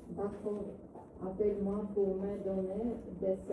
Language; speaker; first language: French; non-native, learner; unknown